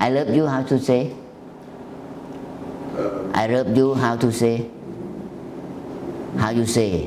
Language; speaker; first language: English; non-native, learner; Thai